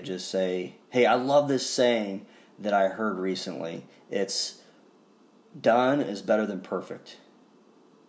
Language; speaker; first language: English; native; English